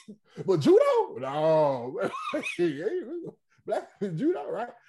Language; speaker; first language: English; native; English